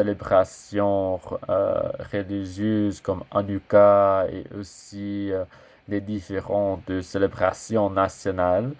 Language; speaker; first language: French; non-native, learner; English